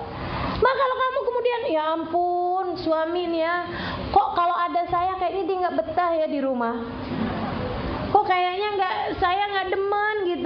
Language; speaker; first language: Indonesian; native; Indonesian